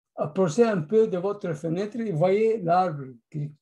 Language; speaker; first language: French; non-native, fluent; Spanish